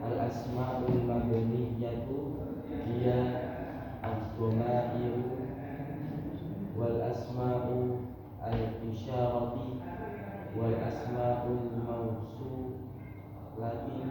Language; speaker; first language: Arabic; non-native, learner; Indonesian